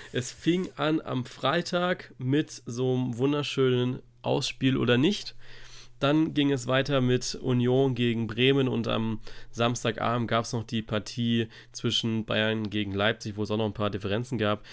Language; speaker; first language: German; native; German